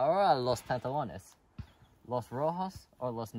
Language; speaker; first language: Spanish; non-native, learner; English